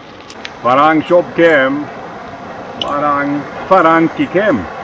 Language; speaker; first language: Thai; non-native, learner; Swedish